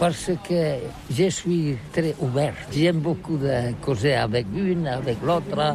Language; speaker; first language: French; non-native, learner; Catalan